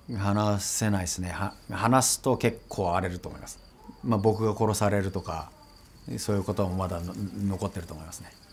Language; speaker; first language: Japanese; native; Japanese